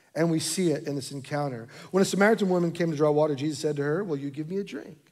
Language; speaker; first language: English; native; English